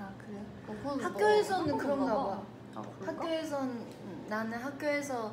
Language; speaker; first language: Korean; non-native, fluent; Chinese